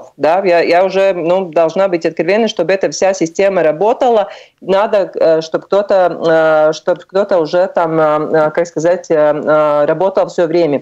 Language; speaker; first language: Russian; non-native, local second language; Latvian